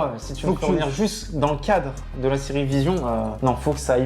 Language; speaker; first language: French; native; French